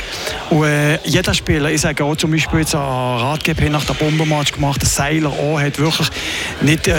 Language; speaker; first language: German; native; German